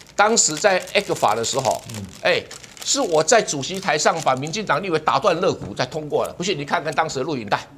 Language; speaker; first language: Chinese; native; Chinese